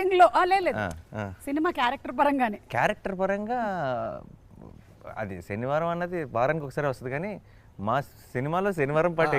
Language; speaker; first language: Telugu; native; Telugu